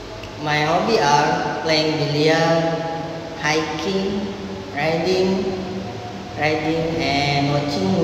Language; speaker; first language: English; non-native, learner; Indonesian